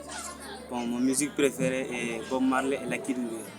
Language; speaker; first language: French; non-native, learner; Mandingo